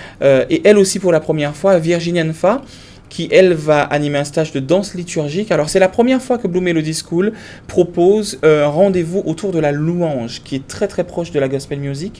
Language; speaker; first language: French; native; French